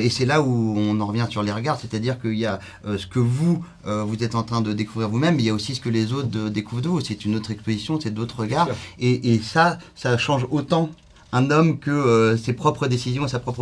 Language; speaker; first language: French; native; French